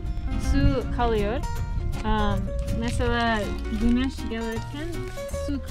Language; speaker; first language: Turkish; non-native, learner; English